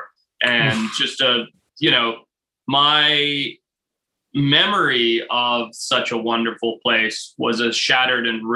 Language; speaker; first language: English; native; English